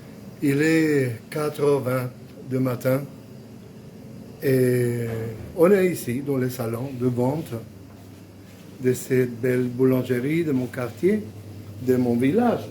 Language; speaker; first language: French; non-native, fluent; Spanish